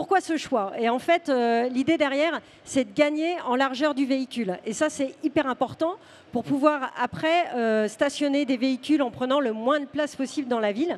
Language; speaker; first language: French; native; French